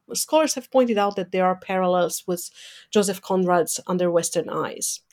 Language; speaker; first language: English; non-native, fluent; Romanian